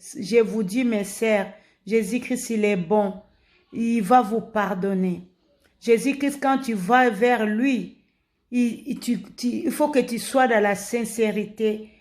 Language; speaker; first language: French; non-native, local second language; Lingala